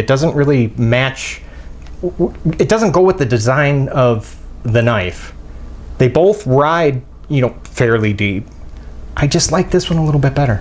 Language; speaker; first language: English; native; English